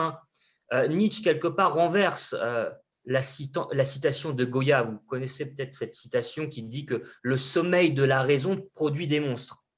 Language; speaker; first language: French; native; French